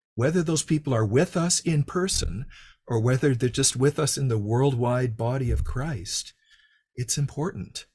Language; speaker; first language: English; native; English